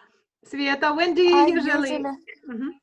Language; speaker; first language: English; non-native, fluent; Russian